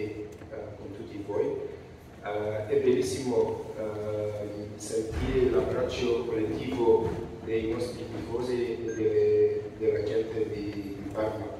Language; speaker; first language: Italian; non-native, learner; Dutch